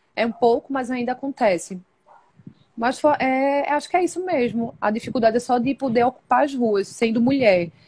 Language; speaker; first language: Portuguese; native; Portuguese